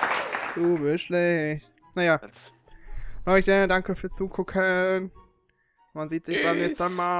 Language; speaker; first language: German; native; German